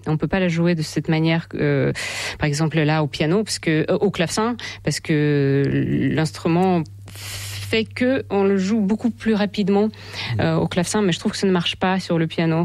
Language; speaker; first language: French; non-native, fluent; Russian